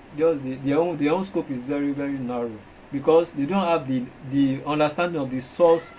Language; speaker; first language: English; non-native, local second language; Yoruba